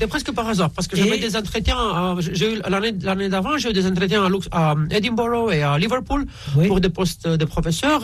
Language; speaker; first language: French; non-native, fluent; Romanian